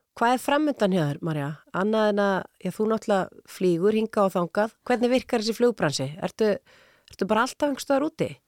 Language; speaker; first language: Icelandic; native; Icelandic